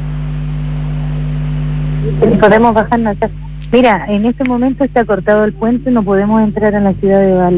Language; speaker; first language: Spanish; native; Spanish